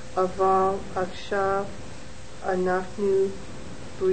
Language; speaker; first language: Hebrew; non-native, learner; English